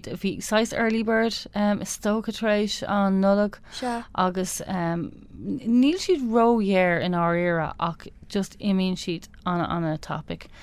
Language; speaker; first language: Irish; non-native, local second language; English